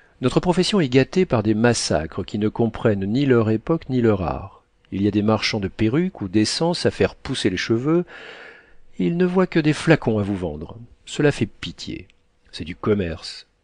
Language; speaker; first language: French; native; French